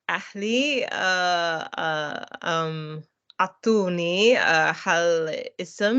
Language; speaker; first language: Arabic; non-native, learner; English